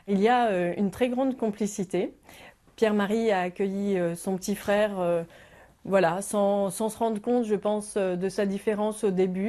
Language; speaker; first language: French; native; French